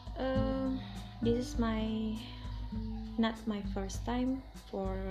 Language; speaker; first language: English; non-native, learner; Indonesian